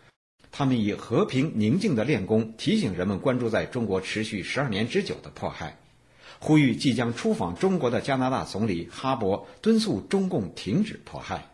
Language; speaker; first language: Chinese; native; Chinese